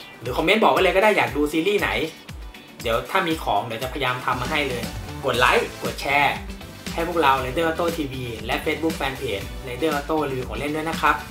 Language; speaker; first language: Thai; native; Thai